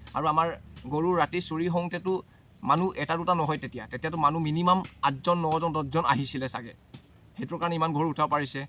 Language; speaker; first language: Assamese; native; Assamese